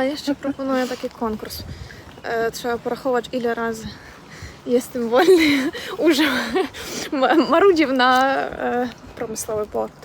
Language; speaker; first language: Polish; non-native, learner; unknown